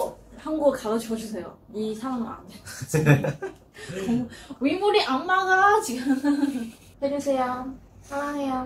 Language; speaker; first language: Korean; non-native, learner; Chinese